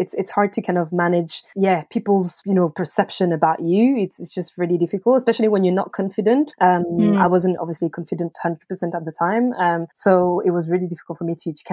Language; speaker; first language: English; non-native, fluent; French